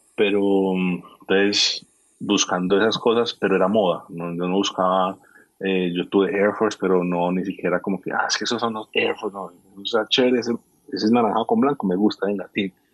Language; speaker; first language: Spanish; native; Spanish